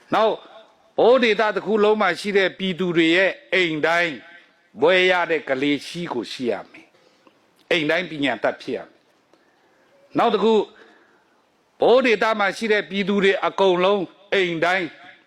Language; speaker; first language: Burmese; non-native, local second language; Pa'o Karen